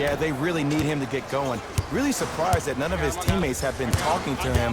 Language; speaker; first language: English; native; English